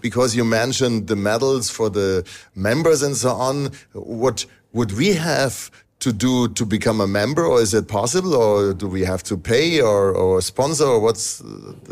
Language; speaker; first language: English; non-native, fluent; German